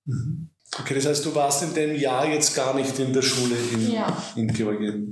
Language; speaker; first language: German; native; German